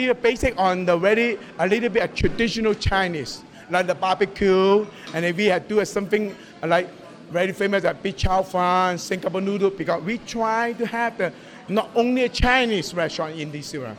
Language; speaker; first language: English; non-native, local second language; Cantonese